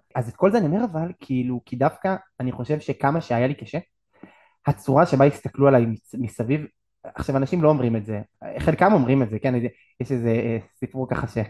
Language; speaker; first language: Hebrew; native; Hebrew